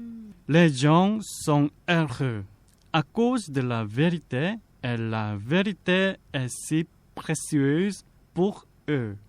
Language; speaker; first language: French; non-native, fluent; Korean